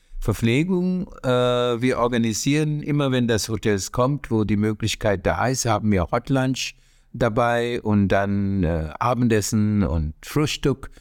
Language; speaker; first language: German; non-native, learner; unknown